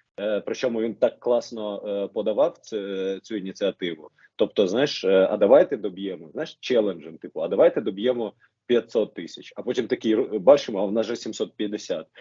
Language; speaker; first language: Ukrainian; non-native, local second language; Russian